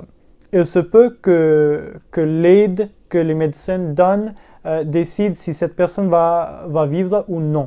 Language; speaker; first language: French; non-native, learner; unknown